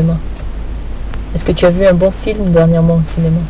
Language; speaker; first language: French; non-native, learner; English